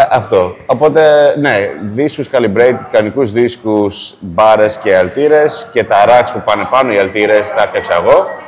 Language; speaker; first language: Greek; early bilingual, heritage; Greek